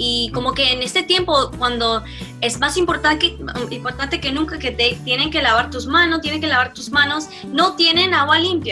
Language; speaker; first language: Spanish; early bilingual, heritage; Spanish